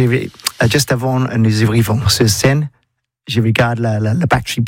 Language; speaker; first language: French; non-native, learner; English